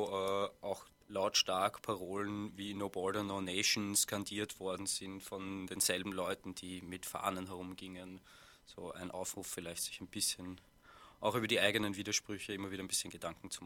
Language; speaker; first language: German; native; German